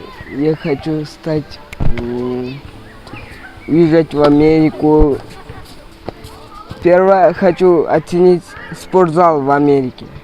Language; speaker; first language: Russian; non-native, local second language; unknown